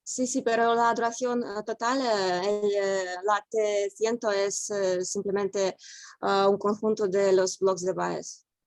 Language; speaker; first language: Spanish; non-native, fluent; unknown